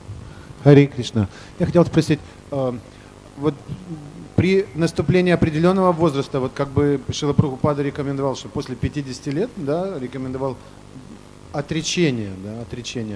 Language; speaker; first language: Russian; native; Russian